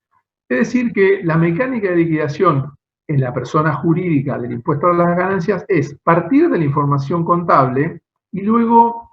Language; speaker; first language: Spanish; native; Spanish